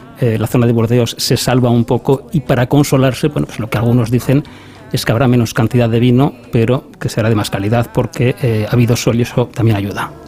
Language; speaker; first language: Spanish; native; Spanish